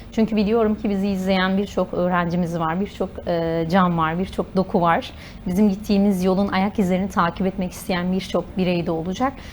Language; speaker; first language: Turkish; native; Turkish